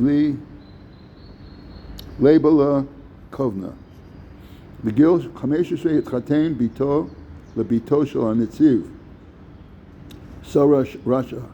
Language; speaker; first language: Hebrew; non-native, fluent; English